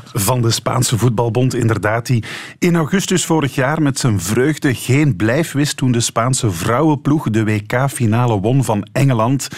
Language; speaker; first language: Dutch; native; Dutch